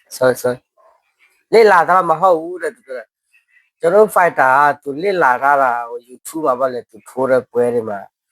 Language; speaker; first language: Burmese; native; Burmese